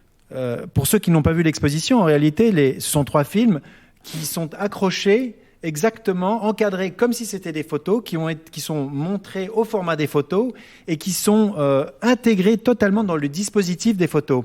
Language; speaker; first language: French; native; French